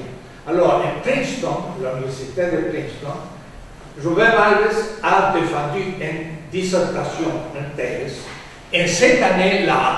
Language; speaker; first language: French; non-native, fluent; Spanish